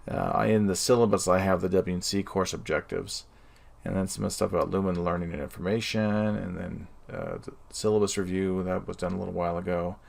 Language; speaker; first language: English; native; English